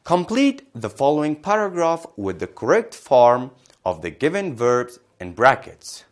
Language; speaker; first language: English; non-native, fluent; Persian